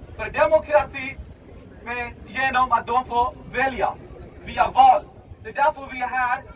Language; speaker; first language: Swedish; non-native, learner; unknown